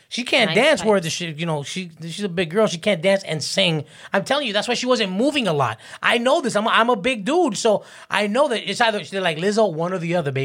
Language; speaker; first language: English; early bilingual, other home language; Spanish